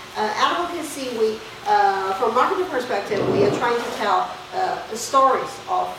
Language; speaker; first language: English; non-native, fluent; Chinese